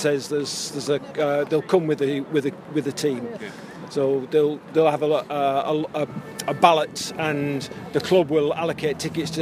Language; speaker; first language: English; native; English